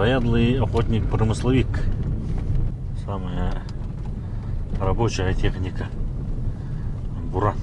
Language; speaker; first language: Russian; non-native, local second language; Yakut